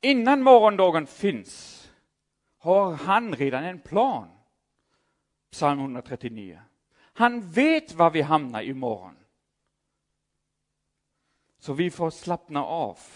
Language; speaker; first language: Swedish; non-native, fluent; German